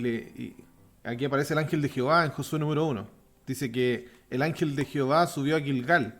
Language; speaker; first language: Spanish; native; Spanish